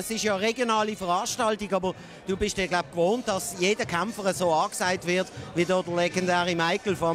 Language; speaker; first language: German; native; German